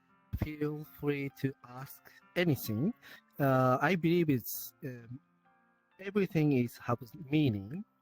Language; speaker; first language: English; non-native, learner; Japanese